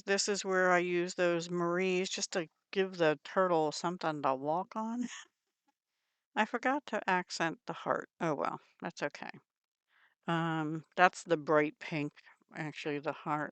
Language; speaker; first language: English; native; English